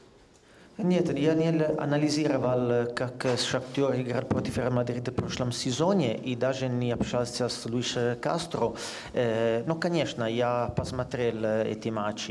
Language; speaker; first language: Russian; non-native, fluent; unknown